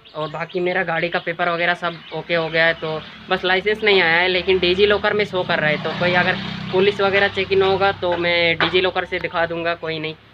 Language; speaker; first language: Hindi; non-native, local second language; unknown